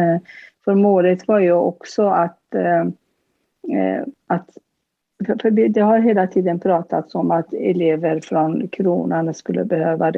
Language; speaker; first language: Swedish; non-native, fluent; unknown